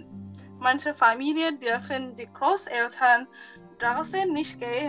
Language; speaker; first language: German; non-native, learner; Thai